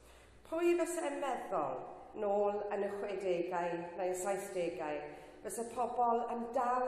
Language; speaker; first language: Welsh; non-native, local second language; English